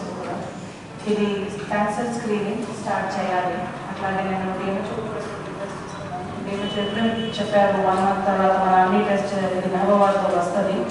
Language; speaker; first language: Telugu; non-native, local second language; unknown